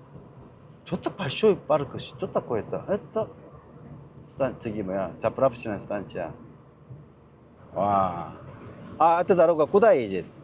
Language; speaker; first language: Russian; non-native, learner; Korean